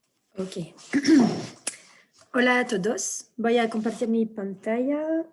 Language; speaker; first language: Spanish; non-native, fluent; French